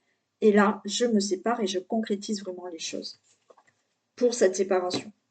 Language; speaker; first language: French; native; French